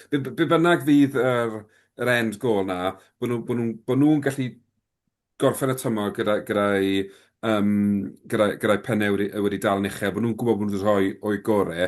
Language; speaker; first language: Welsh; native; Welsh